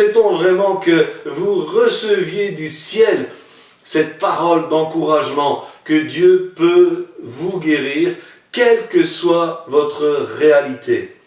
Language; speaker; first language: French; native; French